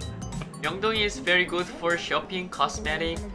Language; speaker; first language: English; non-native, learner; Korean